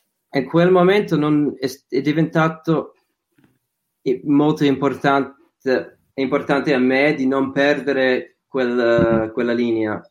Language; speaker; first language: Italian; non-native, fluent; English